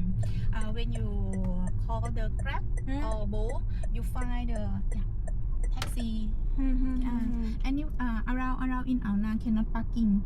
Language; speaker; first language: English; non-native, learner; Thai